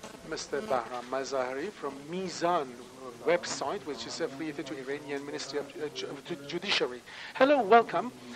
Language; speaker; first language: English; non-native, fluent; Persian